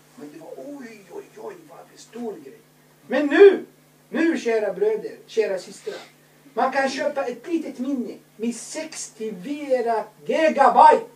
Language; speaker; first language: Swedish; non-native, fluent; Arabic